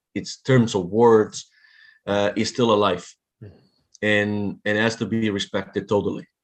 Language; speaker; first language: English; non-native, fluent; Italian